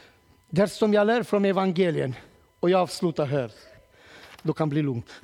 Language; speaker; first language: Swedish; non-native, learner; Romanian